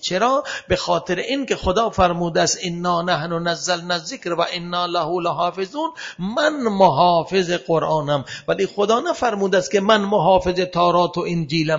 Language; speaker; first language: Persian; non-native, fluent; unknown